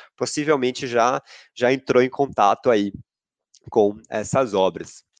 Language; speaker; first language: Portuguese; native; Portuguese